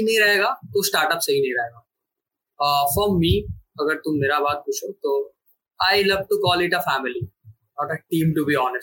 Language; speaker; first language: English; non-native, local second language; Bangla